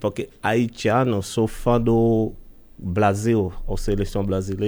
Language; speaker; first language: Portuguese; non-native, learner; Haitian Creole